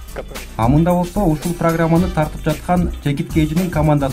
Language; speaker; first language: Kyrgyz; native; Kyrgyz